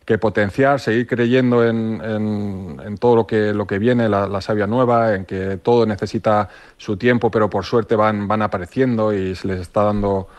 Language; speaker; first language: Spanish; native; Spanish